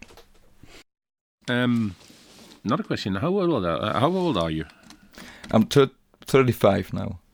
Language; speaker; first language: English; non-native, fluent; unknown